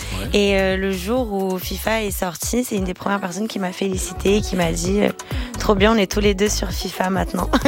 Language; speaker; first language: French; non-native, fluent; Portuguese